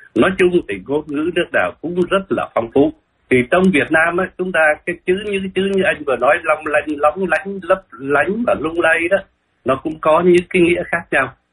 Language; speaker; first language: Vietnamese; native; Vietnamese